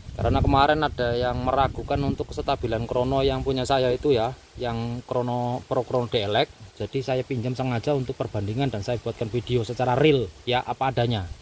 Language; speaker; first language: Indonesian; non-native, local second language; Javanese